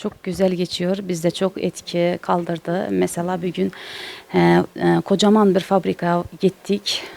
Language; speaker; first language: Turkish; non-native, learner; Uzbek